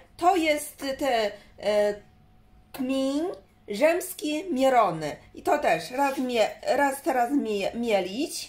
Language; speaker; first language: Polish; non-native, learner; Chinese